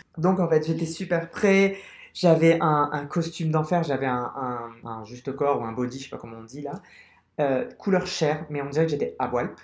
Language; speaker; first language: French; non-native, local second language; Arabic